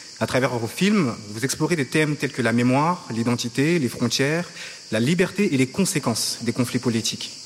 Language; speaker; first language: French; native; French